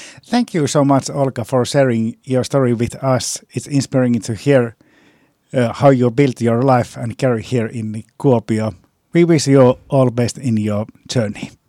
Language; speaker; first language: English; non-native, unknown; Finnish